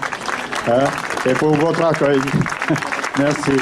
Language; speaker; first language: French; non-native, learner; Catalan